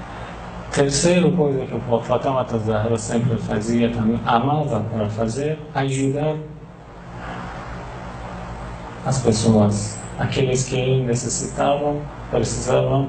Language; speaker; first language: Portuguese; non-native, learner; Persian